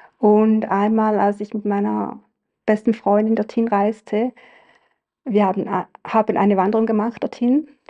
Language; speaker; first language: German; native; German